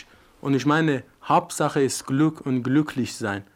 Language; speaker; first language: German; non-native, learner; Persian